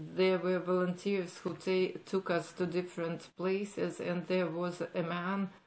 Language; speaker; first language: English; non-native, fluent; Ukrainian